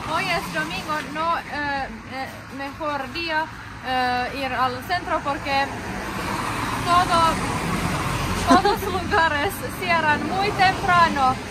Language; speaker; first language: Spanish; non-native, learner; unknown